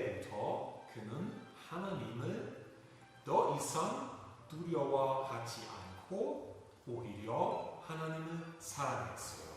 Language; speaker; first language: Korean; non-native, fluent; German